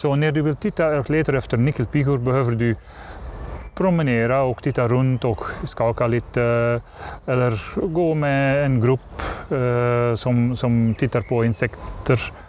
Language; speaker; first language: Swedish; non-native, learner; Dutch